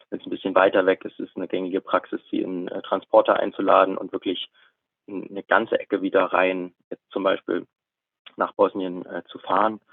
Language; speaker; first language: German; native; German